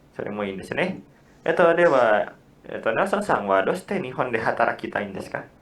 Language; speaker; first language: Japanese; non-native, fluent; Indonesian